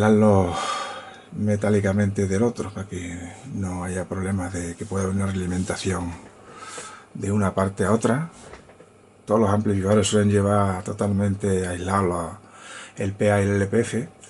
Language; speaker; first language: Spanish; native; Spanish